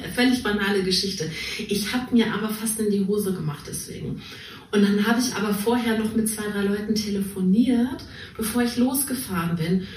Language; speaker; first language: German; native; German